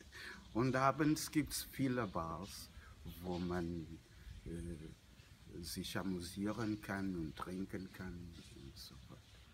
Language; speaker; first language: German; non-native, fluent; Portuguese